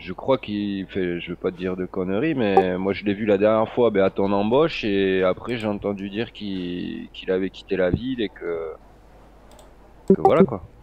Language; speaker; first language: French; native; French